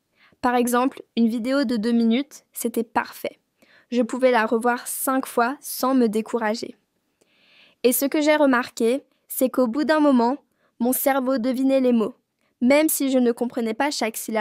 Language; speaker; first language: French; non-native, fluent; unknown